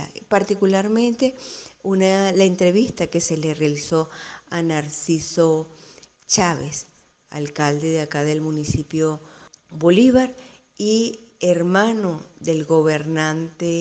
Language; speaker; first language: Spanish; native; Spanish